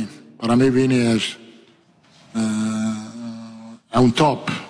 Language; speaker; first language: Portuguese; non-native, learner; Italian